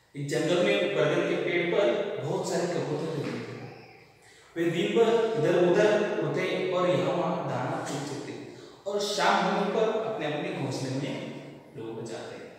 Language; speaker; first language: Hindi; non-native, local second language; Marathi